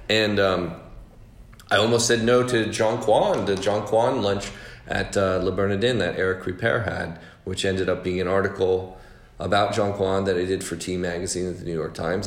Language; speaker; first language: English; native; English